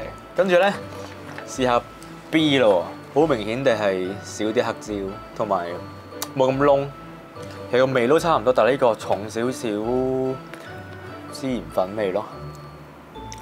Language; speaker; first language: Chinese; native; Chinese